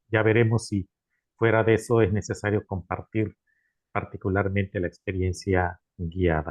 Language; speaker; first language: Spanish; native; Spanish